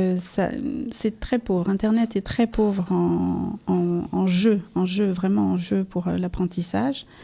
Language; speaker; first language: French; native; French